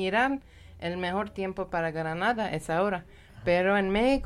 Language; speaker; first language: Spanish; non-native, learner; Persian